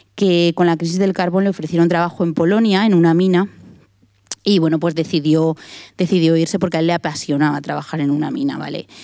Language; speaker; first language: Spanish; native; Spanish